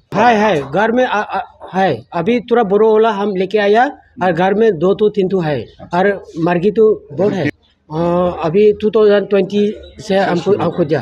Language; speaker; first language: Hindi; non-native, local second language; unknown